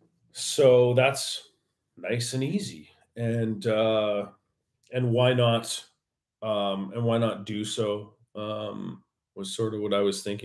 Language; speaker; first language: English; native; English